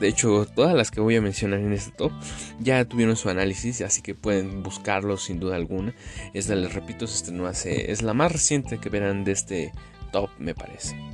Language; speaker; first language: Spanish; native; Spanish